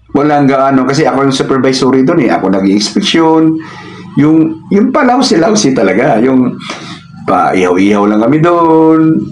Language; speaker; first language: Filipino; native; Filipino